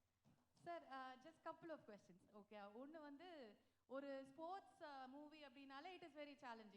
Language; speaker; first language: Tamil; native; Tamil